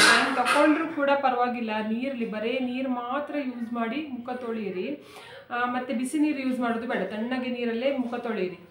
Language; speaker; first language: Kannada; non-native, local second language; Konkani